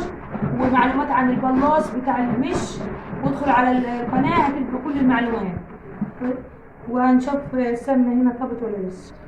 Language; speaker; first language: Arabic; native; Arabic